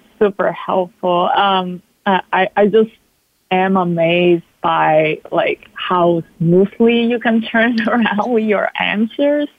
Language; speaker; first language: English; non-native, fluent; Italian